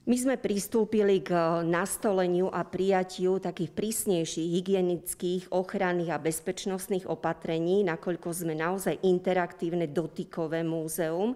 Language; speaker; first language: Slovak; native; Slovak